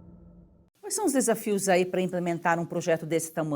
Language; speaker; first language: Portuguese; native; Portuguese